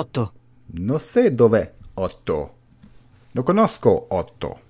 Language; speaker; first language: Italian; non-native, learner; German